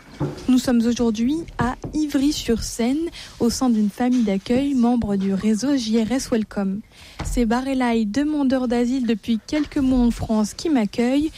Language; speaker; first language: French; native; French